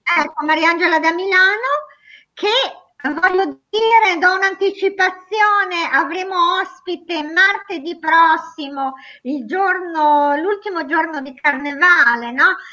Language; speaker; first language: Italian; native; Italian